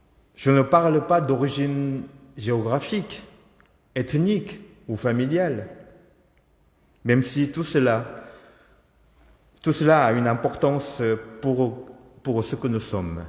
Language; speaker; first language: French; non-native, fluent; Korean